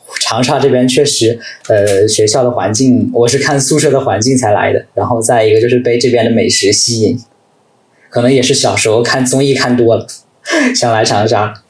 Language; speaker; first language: Chinese; native; Chinese